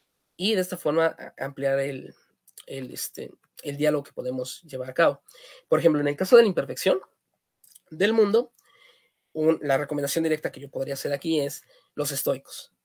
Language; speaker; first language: Spanish; native; Spanish